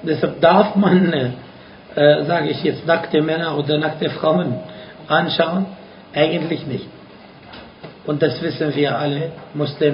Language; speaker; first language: German; non-native, fluent; Arabic